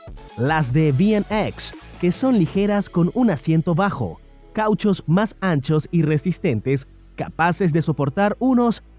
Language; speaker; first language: Spanish; native; Spanish